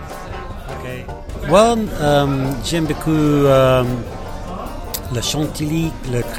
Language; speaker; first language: French; non-native, learner; English